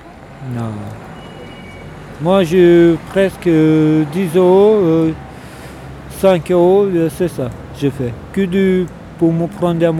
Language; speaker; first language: French; non-native, learner; Romanian